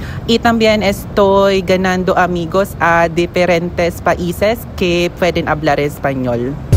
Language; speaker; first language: Spanish; non-native, learner; Filipino